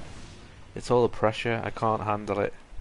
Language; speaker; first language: English; native; English